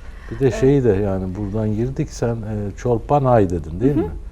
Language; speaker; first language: Turkish; native; Turkish